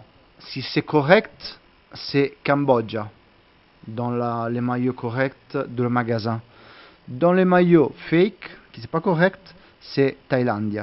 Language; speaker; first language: French; non-native, learner; Italian